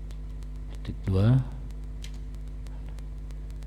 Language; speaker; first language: Indonesian; native; Indonesian